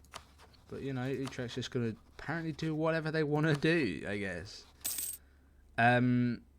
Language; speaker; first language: English; native; English